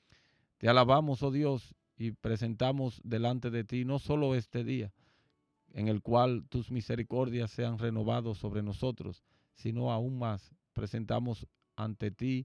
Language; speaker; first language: Spanish; native; Spanish